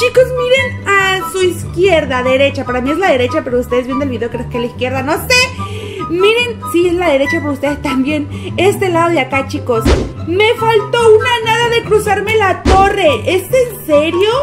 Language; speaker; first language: Spanish; native; Spanish